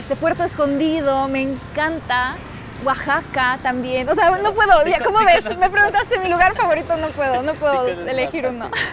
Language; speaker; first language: Spanish; non-native, fluent; Polish